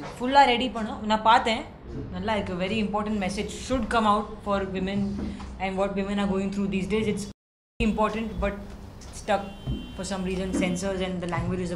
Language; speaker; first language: Tamil; non-native, learner; Hindi